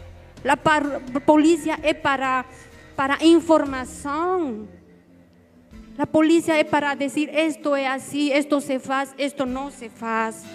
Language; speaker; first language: Portuguese; non-native, learner; Spanish